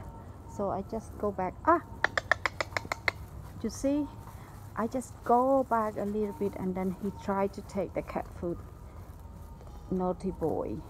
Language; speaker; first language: English; non-native, learner; Khmer